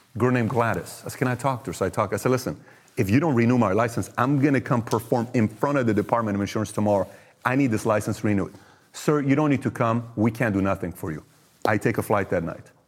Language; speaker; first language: English; early bilingual, other home language; Persian